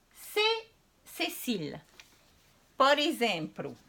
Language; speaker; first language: Portuguese; non-native, fluent; French